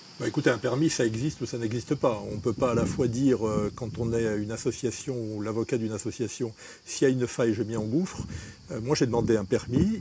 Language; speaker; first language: French; native; French